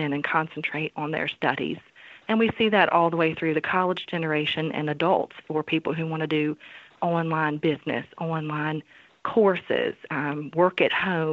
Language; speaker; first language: English; native; English